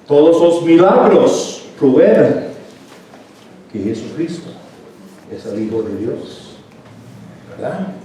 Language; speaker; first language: Spanish; non-native, fluent; English